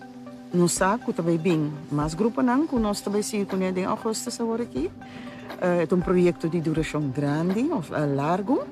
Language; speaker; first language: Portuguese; non-native, local second language; Papiamento